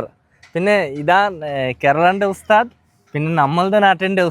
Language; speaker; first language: Malayalam; non-native, learner; Bangla